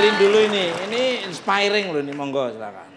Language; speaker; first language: Indonesian; native; Indonesian